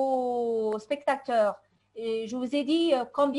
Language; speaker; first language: French; non-native, fluent; Italian